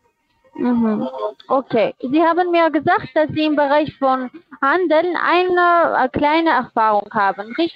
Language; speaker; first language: German; non-native, fluent; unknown